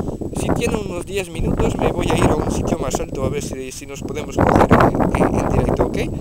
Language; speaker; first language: Spanish; non-native, fluent; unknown